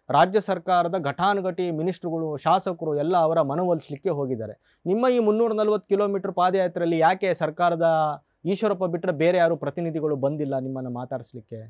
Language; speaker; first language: Kannada; native; Kannada